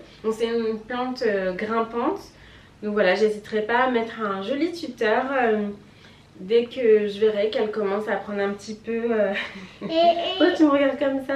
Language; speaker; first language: French; native; French